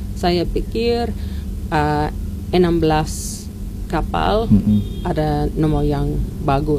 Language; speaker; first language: Indonesian; non-native, learner; English